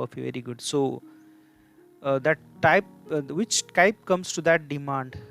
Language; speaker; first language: English; non-native, local second language; Marathi